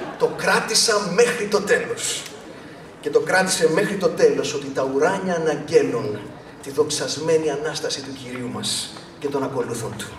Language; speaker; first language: Greek; early bilingual, other home language; English